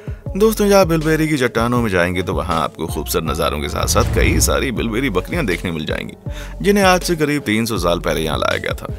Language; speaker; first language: Hindi; native; Hindi